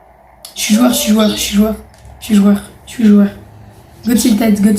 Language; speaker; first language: French; native; French